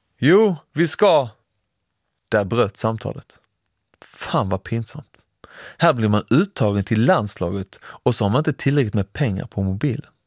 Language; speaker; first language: Swedish; early bilingual, other home language; Persian